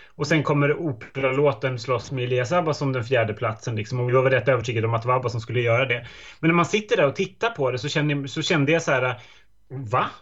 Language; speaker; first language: Swedish; native; Swedish